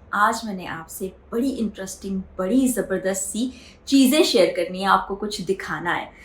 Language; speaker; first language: Urdu; native; Urdu